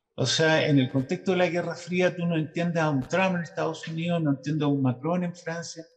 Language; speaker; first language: Spanish; native; Spanish